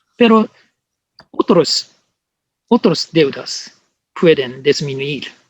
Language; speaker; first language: Spanish; non-native, learner; Japanese